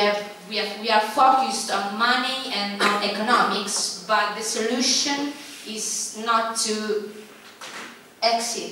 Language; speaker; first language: English; non-native, fluent; Italian